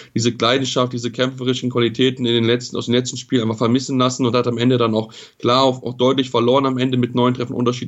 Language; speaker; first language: German; native; German